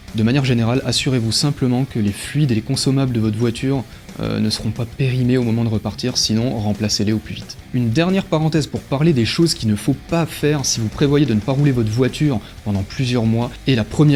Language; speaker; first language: French; native; French